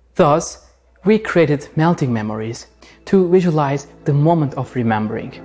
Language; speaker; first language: English; non-native, fluent; Turkish